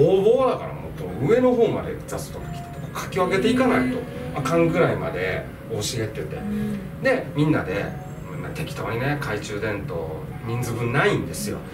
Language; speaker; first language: Japanese; native; Japanese